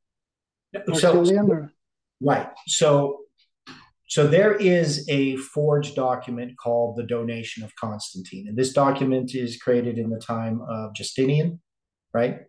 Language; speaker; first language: English; native; English